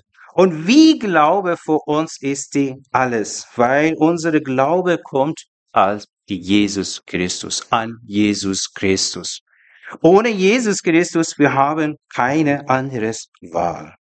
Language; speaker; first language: German; non-native, learner; Persian